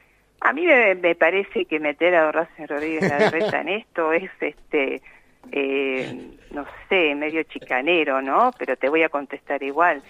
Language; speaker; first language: Spanish; native; Spanish